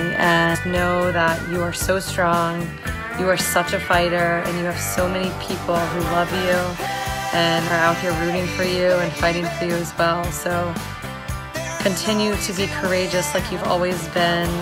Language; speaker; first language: English; native; English